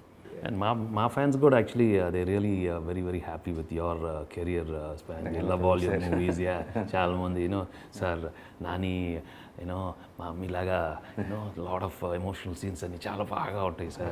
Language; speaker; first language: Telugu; native; Telugu